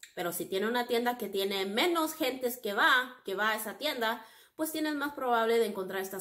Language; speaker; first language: Spanish; early bilingual, heritage; Spanish